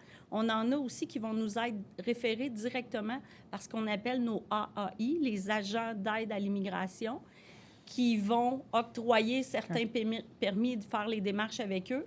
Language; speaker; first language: French; native; French